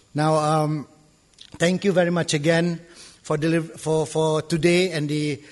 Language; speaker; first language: English; non-native, local second language; Malay